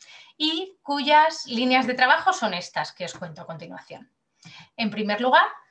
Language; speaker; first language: Spanish; native; Spanish